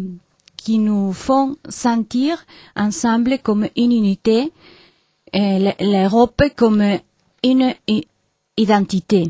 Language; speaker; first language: French; non-native, learner; Spanish